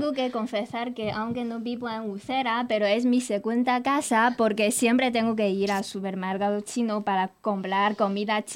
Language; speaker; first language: Spanish; non-native, fluent; Chinese